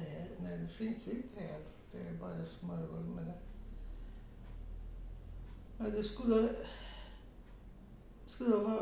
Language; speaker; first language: Swedish; non-native, fluent; Portuguese